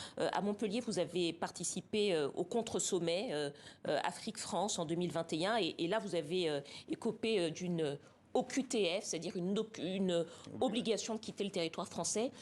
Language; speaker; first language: French; native; French